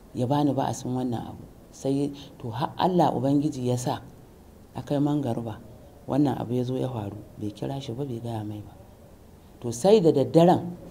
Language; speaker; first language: Hausa; native; Hausa